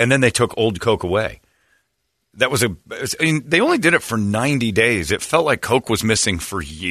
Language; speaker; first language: English; native; English